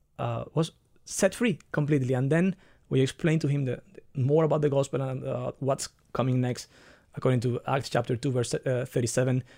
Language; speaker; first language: English; non-native, fluent; Spanish